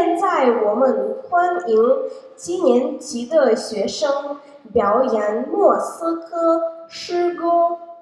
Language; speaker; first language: Chinese; non-native, learner; Russian